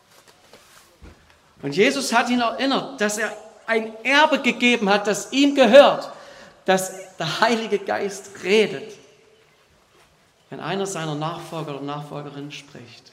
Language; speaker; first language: German; native; German